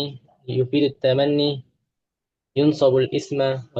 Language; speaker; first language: Arabic; non-native, learner; Indonesian